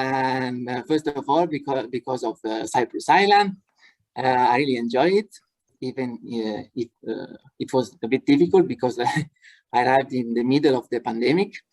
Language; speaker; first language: English; non-native, fluent; Italian